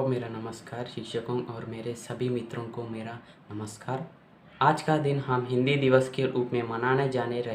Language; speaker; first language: Hindi; non-native, local second language; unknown